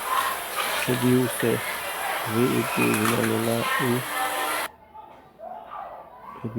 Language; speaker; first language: French; non-native, learner; Haitian Creole